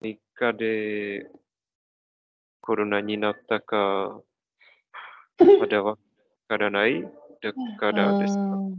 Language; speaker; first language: Japanese; non-native, learner; Czech